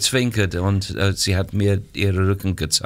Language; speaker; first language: German; non-native, fluent; English